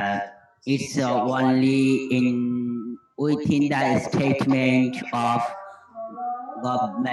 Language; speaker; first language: English; non-native, learner; Bangla